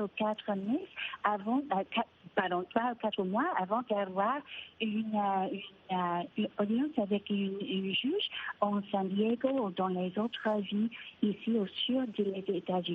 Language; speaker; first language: French; non-native, fluent; Spanish